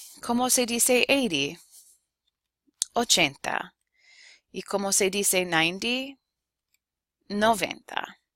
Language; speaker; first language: Spanish; non-native, fluent; English